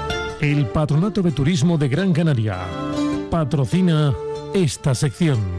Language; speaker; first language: Spanish; native; Spanish